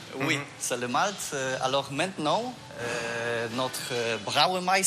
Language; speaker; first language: French; non-native, learner; Polish